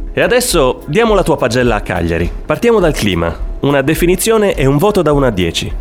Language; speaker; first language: Italian; native; Italian